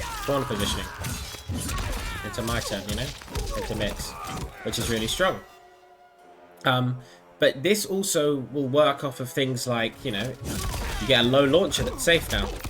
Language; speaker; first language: English; native; English